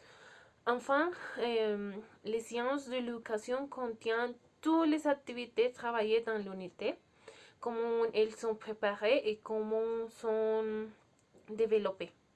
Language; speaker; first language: French; non-native, learner; Spanish